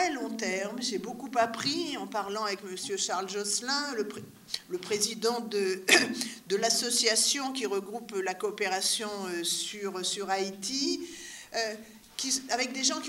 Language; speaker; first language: French; native; French